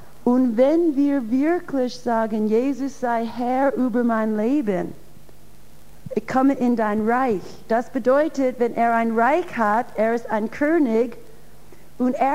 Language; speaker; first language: German; non-native, fluent; English